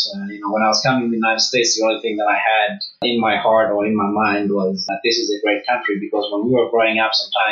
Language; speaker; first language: English; early bilingual, other home language; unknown